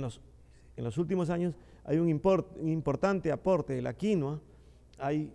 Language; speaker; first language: Spanish; native; Spanish